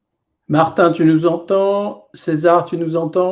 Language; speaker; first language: French; native; French